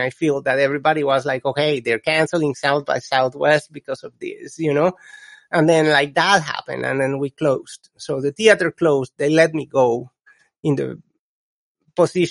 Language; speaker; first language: English; non-native, fluent; Spanish